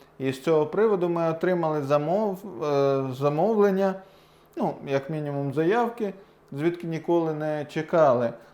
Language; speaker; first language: Ukrainian; non-native, local second language; Russian